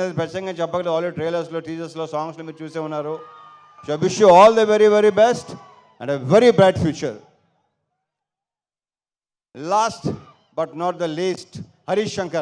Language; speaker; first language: Telugu; native; Telugu